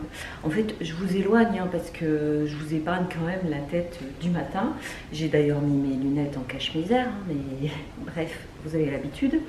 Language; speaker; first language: French; native; French